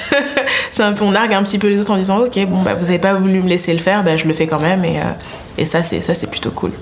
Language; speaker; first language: French; native; French